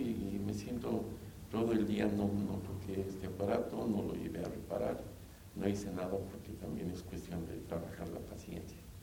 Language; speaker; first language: Spanish; native; Spanish